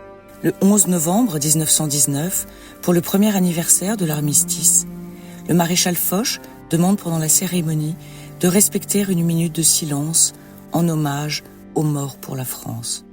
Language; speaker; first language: French; native; French